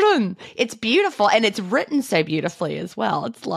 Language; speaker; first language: English; native; English